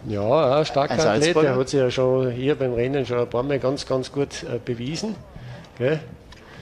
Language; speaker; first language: German; native; German